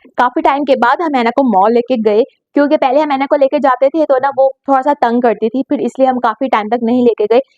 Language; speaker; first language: Urdu; native; Urdu